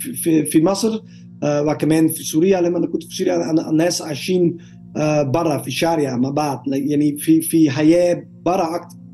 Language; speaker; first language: Arabic; non-native, learner; Dutch